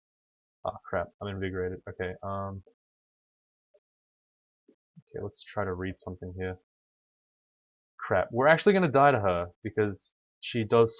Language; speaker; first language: English; native; English